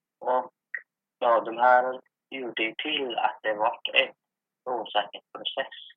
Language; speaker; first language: Swedish; non-native, fluent; Persian